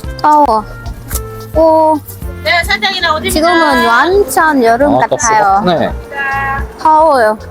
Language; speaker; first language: Korean; non-native, learner; Vietnamese